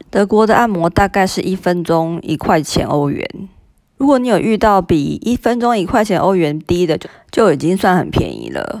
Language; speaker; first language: Chinese; native; Chinese